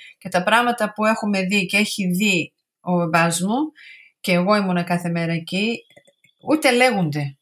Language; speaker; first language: Greek; early bilingual, heritage; Greek